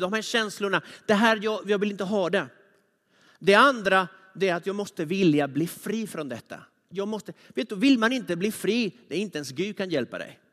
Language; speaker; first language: Swedish; non-native, fluent; Spanish